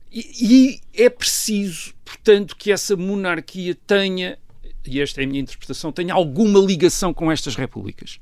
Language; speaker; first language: Portuguese; native; Portuguese